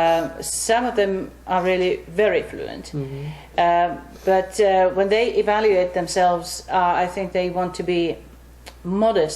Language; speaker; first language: English; non-native, fluent; Finnish